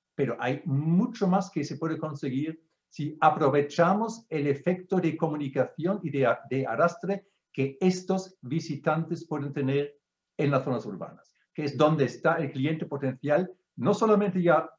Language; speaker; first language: Spanish; non-native, fluent; German